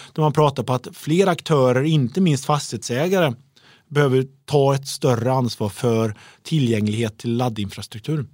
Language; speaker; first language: Swedish; native; Swedish